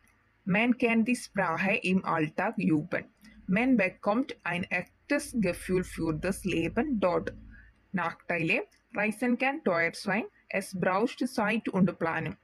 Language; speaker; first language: German; non-native, fluent; Malayalam